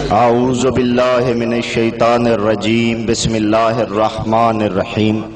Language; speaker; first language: Urdu; non-native, local second language; Saraiki